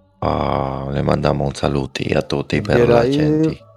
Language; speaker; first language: Italian; non-native, learner; Spanish